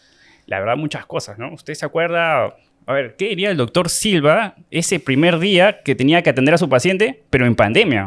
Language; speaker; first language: Spanish; native; Spanish